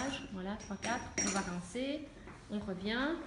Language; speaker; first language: French; native; French